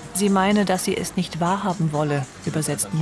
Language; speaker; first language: German; native; German